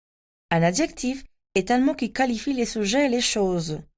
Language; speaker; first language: French; non-native, fluent; Spanish